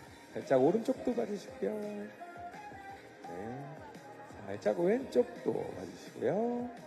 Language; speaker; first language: Korean; native; Korean